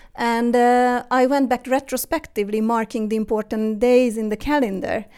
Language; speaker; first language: English; non-native, fluent; Hungarian